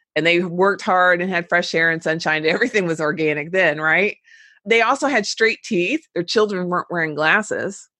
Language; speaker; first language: English; native; English